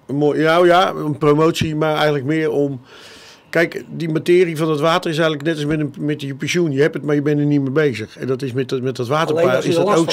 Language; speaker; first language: Dutch; native; Dutch